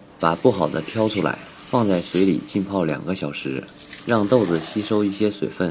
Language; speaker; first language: Chinese; native; Chinese